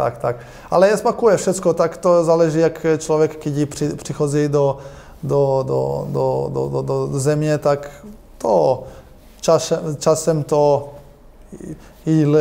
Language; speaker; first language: Polish; non-native, learner; Croatian